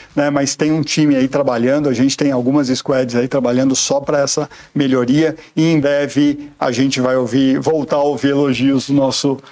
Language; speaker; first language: Portuguese; native; Portuguese